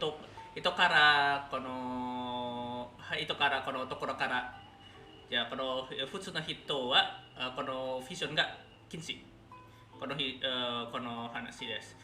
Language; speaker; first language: Japanese; non-native, learner; Indonesian